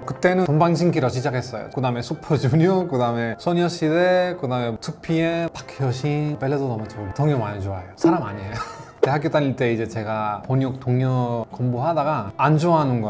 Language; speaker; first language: Korean; non-native, fluent; Spanish